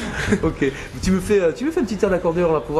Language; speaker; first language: French; native; French